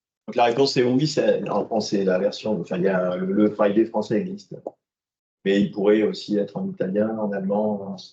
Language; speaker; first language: French; native; French